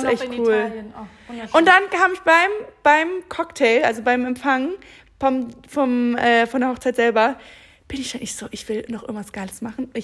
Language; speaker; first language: German; native; German